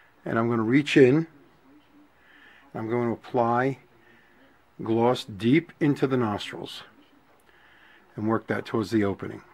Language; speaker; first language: English; native; English